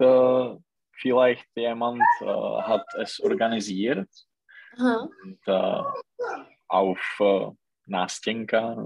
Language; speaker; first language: German; non-native, learner; Czech